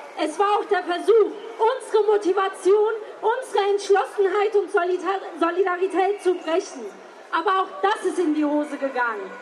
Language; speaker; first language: German; early bilingual, other home language; Turkish